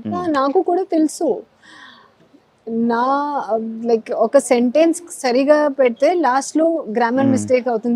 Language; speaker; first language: Telugu; non-native, learner; Hindi